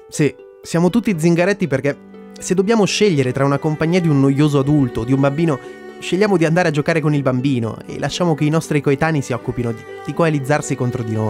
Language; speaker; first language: Italian; native; Italian